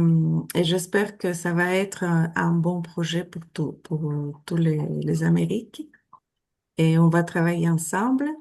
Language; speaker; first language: French; non-native, fluent; Spanish